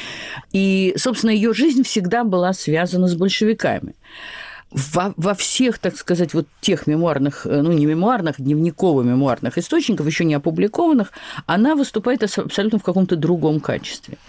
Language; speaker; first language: Russian; native; Russian